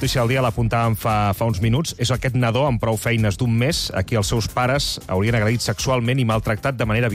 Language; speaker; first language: Catalan; native; Catalan